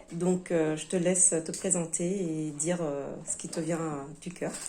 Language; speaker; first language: French; native; French